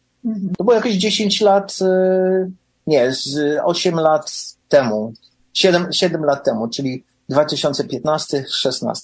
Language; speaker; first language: Polish; early bilingual, heritage; English